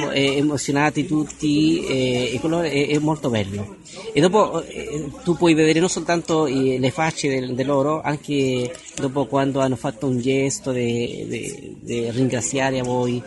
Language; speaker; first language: Italian; non-native, fluent; Spanish